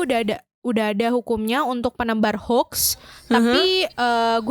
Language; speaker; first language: Indonesian; native; Indonesian